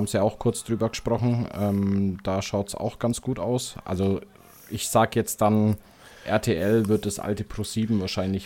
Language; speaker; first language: German; native; German